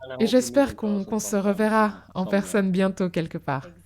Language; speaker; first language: French; non-native, fluent; German